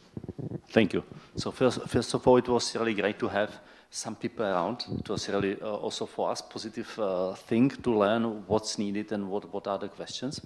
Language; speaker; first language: English; non-native, fluent; Czech